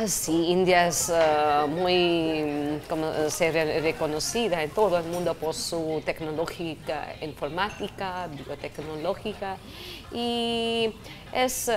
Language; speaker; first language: Spanish; non-native, fluent; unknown